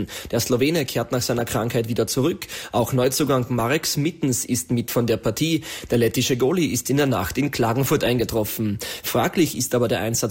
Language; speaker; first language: German; native; German